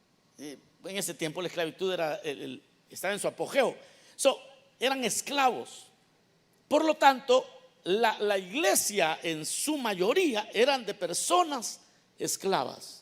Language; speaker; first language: Spanish; native; Spanish